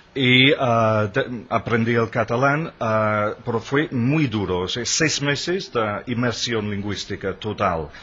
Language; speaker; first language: Spanish; non-native, fluent; English